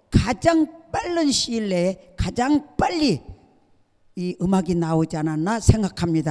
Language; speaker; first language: Korean; native; Korean